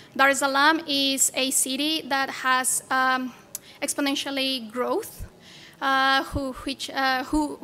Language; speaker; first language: English; non-native, fluent; Spanish